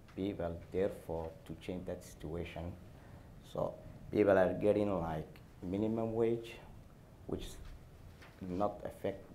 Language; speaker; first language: English; non-native, learner; Somali